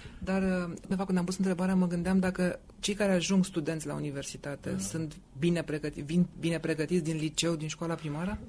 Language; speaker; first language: Romanian; native; Romanian